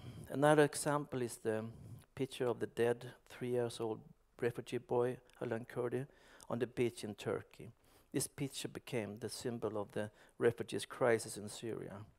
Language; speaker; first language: English; non-native, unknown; Swedish